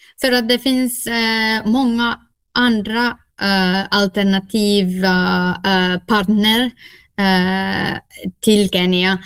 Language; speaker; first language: Swedish; non-native, local second language; Finnish